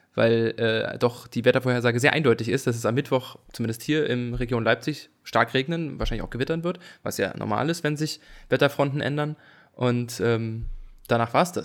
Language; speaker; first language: German; native; German